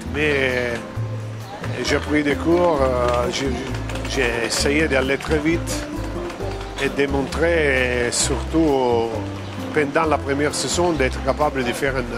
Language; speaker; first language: French; non-native, fluent; Italian